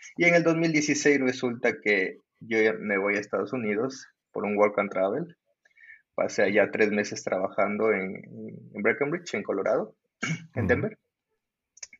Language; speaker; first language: Spanish; native; Spanish